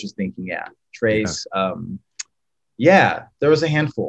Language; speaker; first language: English; native; English